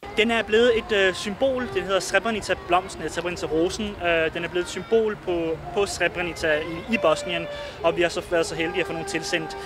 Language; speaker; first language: Danish; early bilingual, other home language; Bosnian